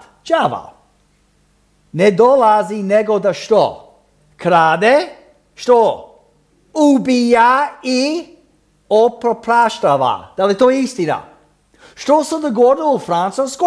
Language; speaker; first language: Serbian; early bilingual, heritage; Serbian